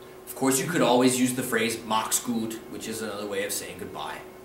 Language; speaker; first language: English; native; English